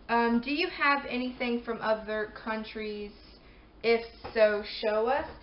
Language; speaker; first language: English; native; English